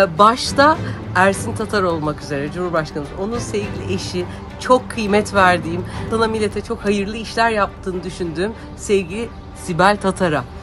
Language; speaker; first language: Turkish; native; Turkish